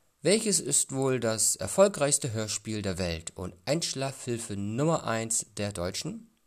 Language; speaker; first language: German; native; German